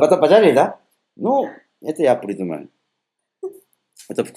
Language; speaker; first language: Russian; non-native, learner; Korean